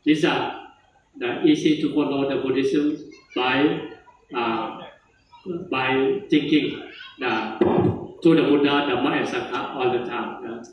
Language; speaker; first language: English; non-native, learner; Thai